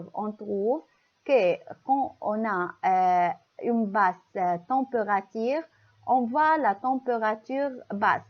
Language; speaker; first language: French; non-native, local second language; Arabic